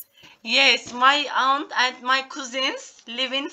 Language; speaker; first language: English; non-native, learner; Turkish